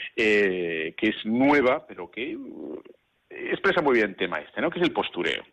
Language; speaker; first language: Spanish; native; Spanish